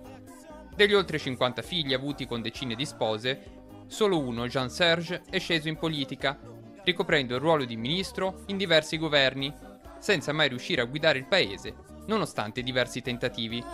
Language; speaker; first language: Italian; native; Italian